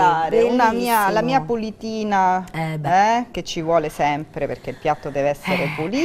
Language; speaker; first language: Italian; native; Italian